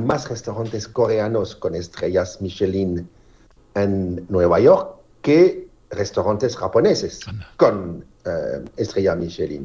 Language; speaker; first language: Spanish; non-native, learner; French